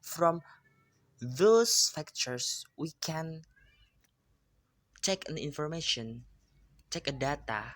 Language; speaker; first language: English; non-native, learner; Indonesian